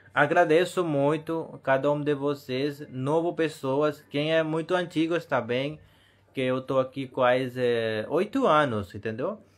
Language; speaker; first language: Portuguese; non-native, learner; Hindi